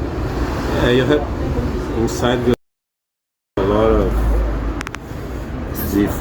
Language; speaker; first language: English; non-native, fluent; Portuguese